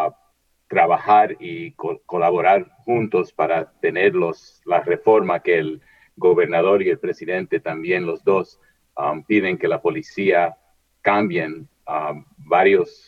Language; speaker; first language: Spanish; early bilingual, heritage; Spanish